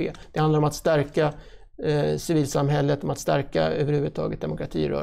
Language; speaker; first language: Swedish; native; Swedish